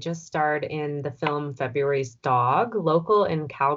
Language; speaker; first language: English; native; English